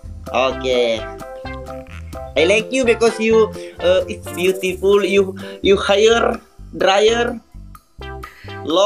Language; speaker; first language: English; non-native, learner; Indonesian